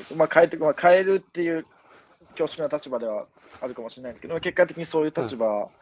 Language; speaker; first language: Japanese; native; Japanese